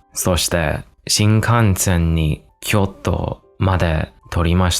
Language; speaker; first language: Japanese; non-native, learner; English